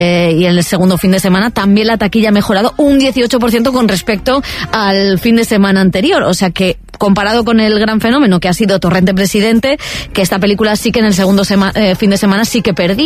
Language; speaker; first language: Spanish; native; Spanish